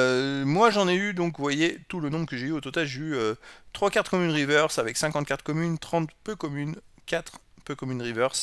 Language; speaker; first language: French; native; French